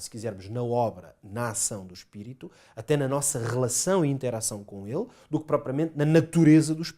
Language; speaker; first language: Portuguese; native; Portuguese